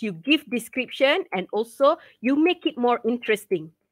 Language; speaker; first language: English; non-native, local second language; Malay